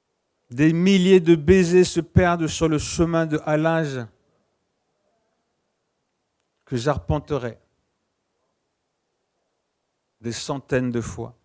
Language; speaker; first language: French; native; French